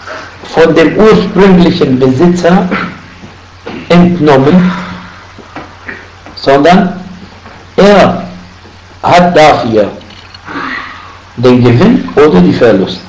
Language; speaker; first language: German; non-native, fluent; Arabic